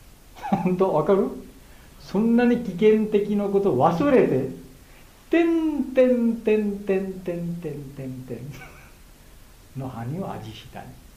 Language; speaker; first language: Japanese; non-native, learner; Bangla